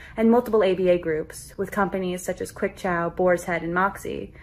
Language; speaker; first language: English; native; English